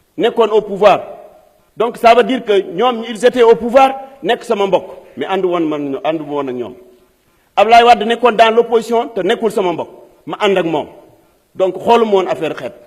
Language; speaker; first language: Wolof; non-native, local second language; Fula